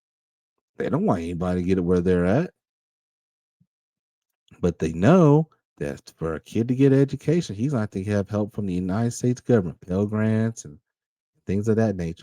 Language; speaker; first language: English; native; English